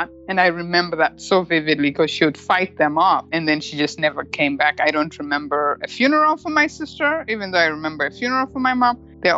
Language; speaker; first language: English; non-native, local second language; Shona